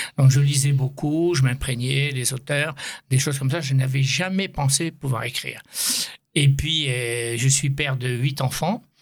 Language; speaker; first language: French; native; French